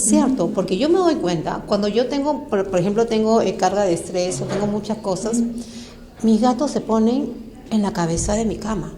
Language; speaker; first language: Spanish; native; Spanish